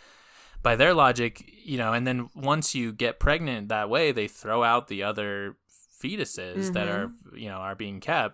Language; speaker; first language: English; native; English